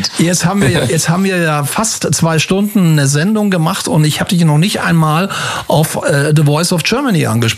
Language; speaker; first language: German; native; German